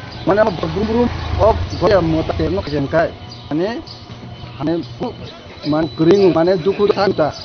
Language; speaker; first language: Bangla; non-native, local second language; Kok Borok